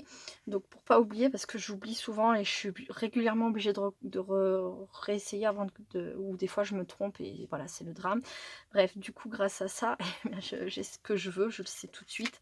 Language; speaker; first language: French; native; French